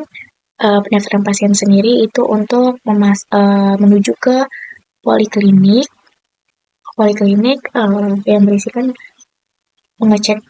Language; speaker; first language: Indonesian; native; Indonesian